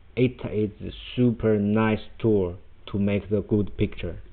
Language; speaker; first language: English; non-native, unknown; Chinese